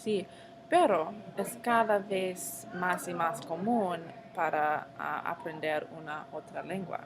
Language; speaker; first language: Spanish; non-native, learner; English